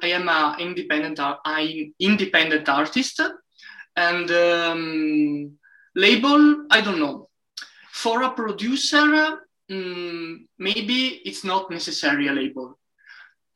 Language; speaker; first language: English; non-native, learner; Italian